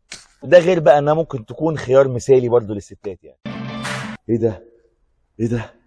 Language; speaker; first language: Arabic; native; Arabic